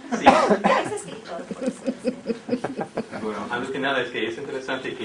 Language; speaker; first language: Spanish; non-native, fluent; English